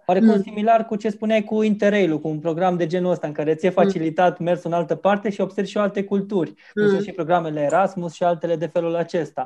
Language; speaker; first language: Romanian; native; Romanian